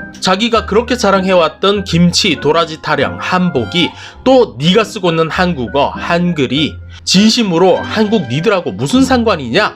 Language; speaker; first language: Korean; native; Korean